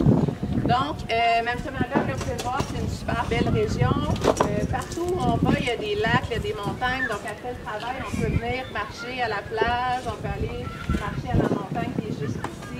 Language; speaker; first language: French; native; French